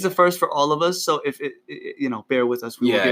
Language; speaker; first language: English; native; English